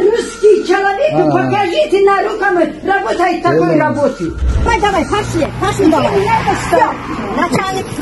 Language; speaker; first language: Russian; non-native, learner; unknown